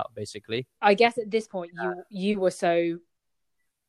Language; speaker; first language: English; native; English